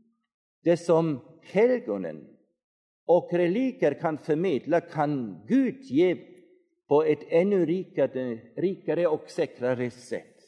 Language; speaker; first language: Swedish; non-native, fluent; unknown